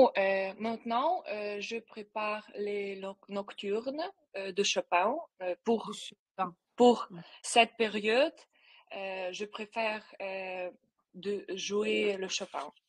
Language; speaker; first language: French; non-native, learner; Ukrainian